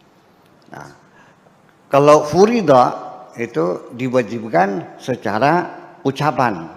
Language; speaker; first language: Indonesian; native; Indonesian